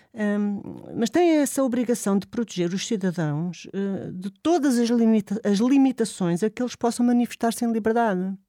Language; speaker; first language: Portuguese; native; Portuguese